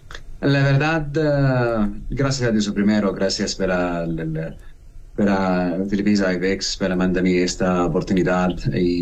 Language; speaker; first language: Spanish; non-native, learner; Arabic